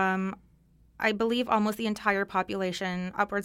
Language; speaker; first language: English; non-native, fluent; Russian